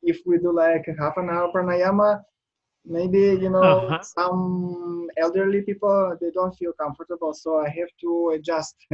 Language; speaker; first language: English; non-native, learner; Russian